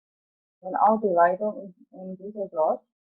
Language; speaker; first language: German; non-native, fluent; Indonesian